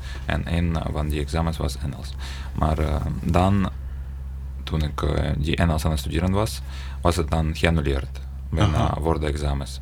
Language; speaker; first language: Dutch; non-native, learner; Ukrainian